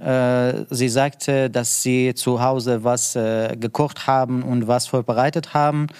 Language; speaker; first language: German; non-native, learner; Persian